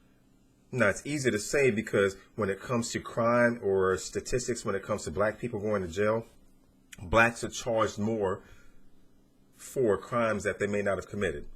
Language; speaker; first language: English; native; English